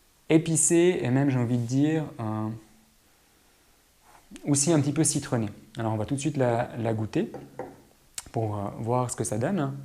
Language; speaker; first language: French; native; French